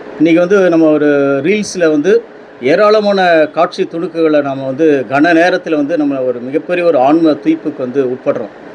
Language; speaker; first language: Tamil; native; Tamil